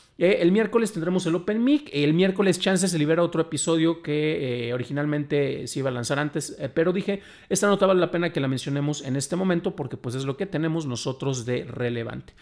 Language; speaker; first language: Spanish; native; Spanish